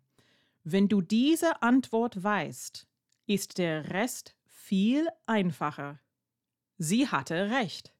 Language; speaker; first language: German; non-native, fluent; English